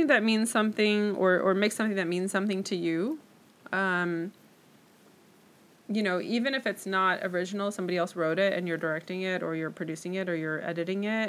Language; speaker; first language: English; native; English